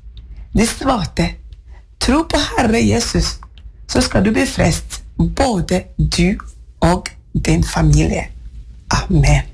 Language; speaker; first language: Norwegian; non-native, fluent; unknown